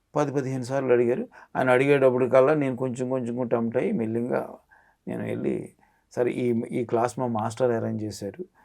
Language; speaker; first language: Telugu; native; Telugu